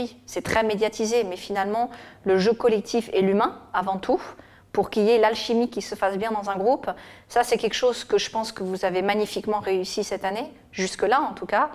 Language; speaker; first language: French; native; French